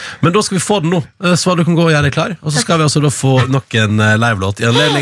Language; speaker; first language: Norwegian; native; Norwegian